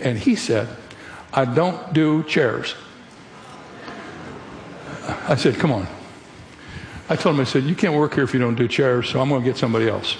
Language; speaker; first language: English; native; English